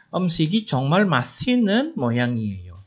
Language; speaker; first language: Korean; non-native, fluent; Indonesian